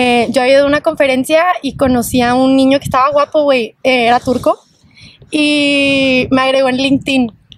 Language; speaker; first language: Spanish; native; Spanish